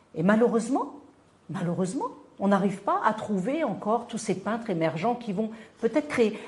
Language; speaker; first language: French; non-native, local second language; Arabic